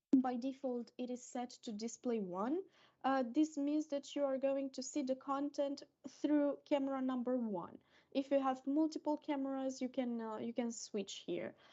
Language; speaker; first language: English; non-native, fluent; Romanian